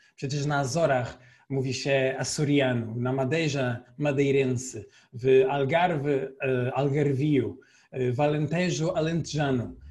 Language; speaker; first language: Polish; non-native, fluent; Portuguese